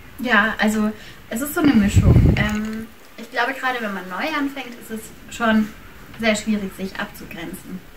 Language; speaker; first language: German; native; German